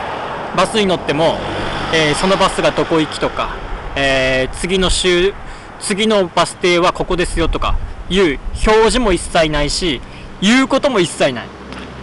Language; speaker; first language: Japanese; native; Japanese